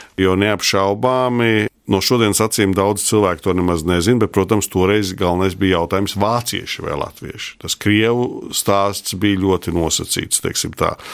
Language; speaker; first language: Latvian; native; Latvian